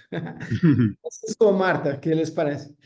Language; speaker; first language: Spanish; non-native, fluent; Portuguese